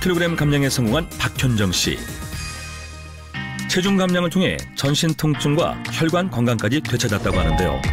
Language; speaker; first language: Korean; native; Korean